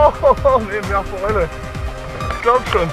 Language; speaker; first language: German; non-native, learner; French